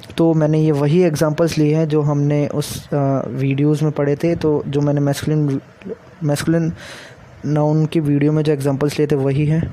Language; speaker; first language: Hindi; native; Hindi